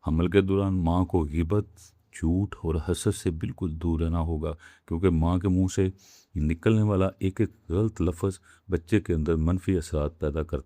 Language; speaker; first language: Urdu; native; Urdu